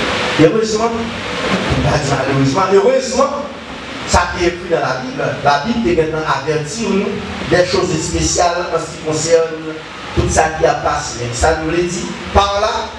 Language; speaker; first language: French; non-native, learner; Haitian Creole